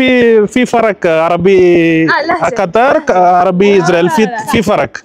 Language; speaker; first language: Arabic; non-native, learner; Telugu